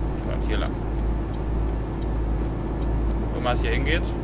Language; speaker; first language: German; native; German